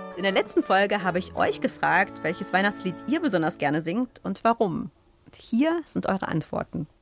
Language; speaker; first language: German; native; German